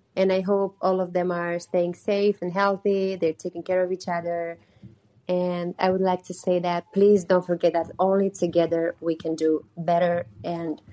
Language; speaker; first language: English; non-native, fluent; Romanian